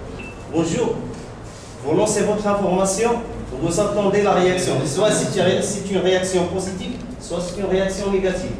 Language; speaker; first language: French; non-native, local second language; Arabic